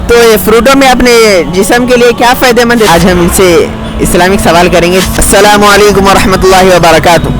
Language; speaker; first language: Urdu; native; Urdu